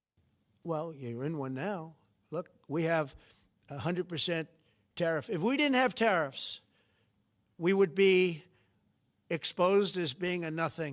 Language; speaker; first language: English; native; English